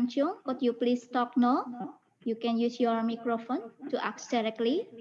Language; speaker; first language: English; non-native, fluent; Indonesian